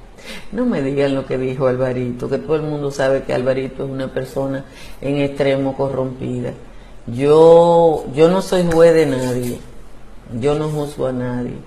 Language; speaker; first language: Spanish; native; Spanish